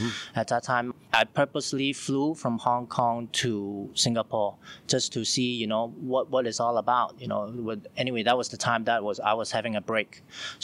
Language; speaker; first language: English; non-native, local second language; Cantonese